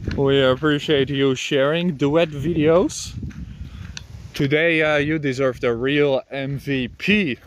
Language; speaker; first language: English; non-native, fluent; Dutch